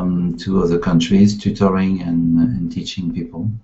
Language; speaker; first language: English; non-native, fluent; French